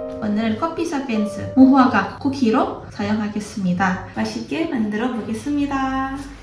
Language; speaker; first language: Korean; non-native, fluent; Indonesian